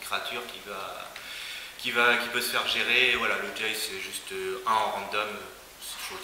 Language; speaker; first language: French; native; French